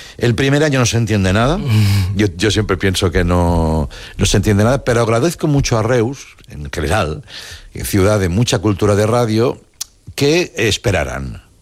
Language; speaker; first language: Spanish; native; Spanish